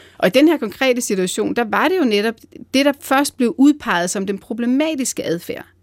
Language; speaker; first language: Danish; native; Danish